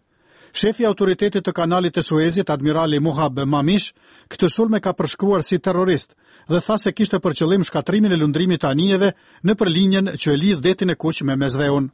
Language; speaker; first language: Albanian; native; Albanian